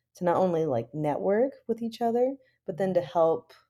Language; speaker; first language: English; native; English